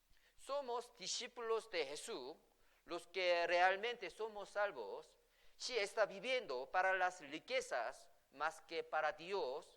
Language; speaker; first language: Spanish; non-native, fluent; Korean